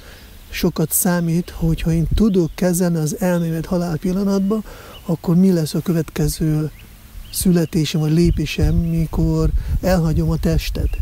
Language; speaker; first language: Hungarian; non-native, fluent; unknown